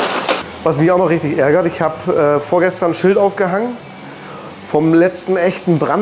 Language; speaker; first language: German; native; German